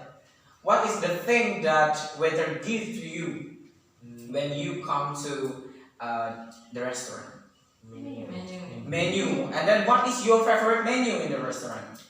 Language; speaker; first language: English; non-native, learner; Indonesian